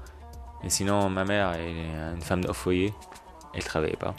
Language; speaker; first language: French; non-native, fluent; Arabic